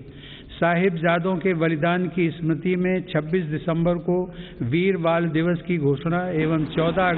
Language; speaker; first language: Hindi; native; Hindi